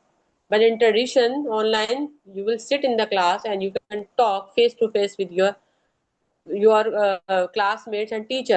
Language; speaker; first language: English; non-native, learner; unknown